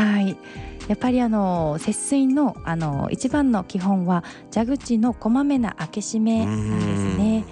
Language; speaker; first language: Japanese; native; Japanese